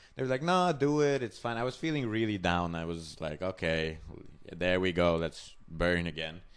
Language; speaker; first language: English; non-native, fluent; Hungarian